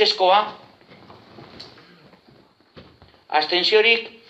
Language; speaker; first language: Basque; non-native, local second language; Spanish